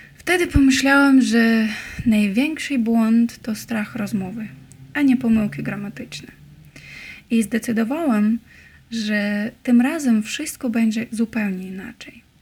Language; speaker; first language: Polish; non-native, learner; Russian